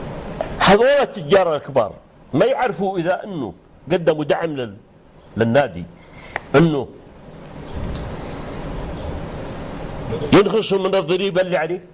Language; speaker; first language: Arabic; native; Arabic